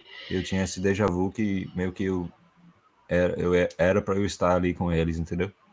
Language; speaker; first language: Portuguese; non-native, fluent; English